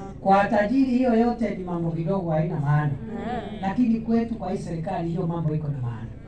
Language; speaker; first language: Swahili; non-native, local second language; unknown